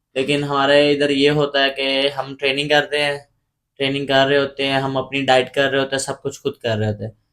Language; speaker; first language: Urdu; non-native, local second language; Punjabi